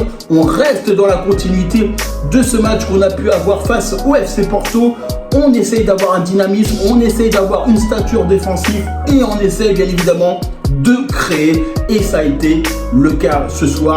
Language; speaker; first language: French; native; French